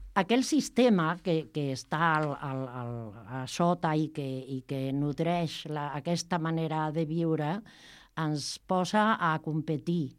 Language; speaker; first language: Catalan; non-native, local second language; Spanish